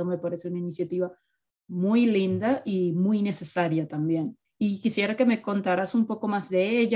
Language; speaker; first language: Spanish; native; Spanish